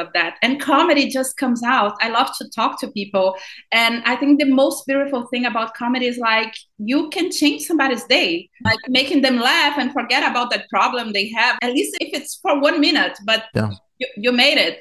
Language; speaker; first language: English; non-native, fluent; Portuguese